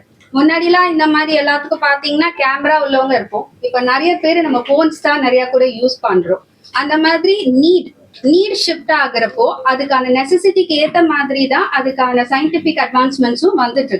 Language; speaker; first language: Tamil; native; Tamil